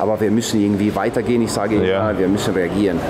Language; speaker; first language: German; non-native, fluent; Italian